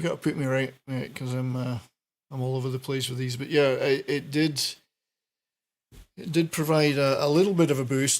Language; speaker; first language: English; native; English